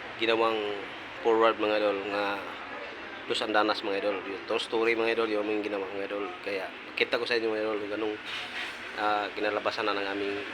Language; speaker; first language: Filipino; non-native, local second language; Bikol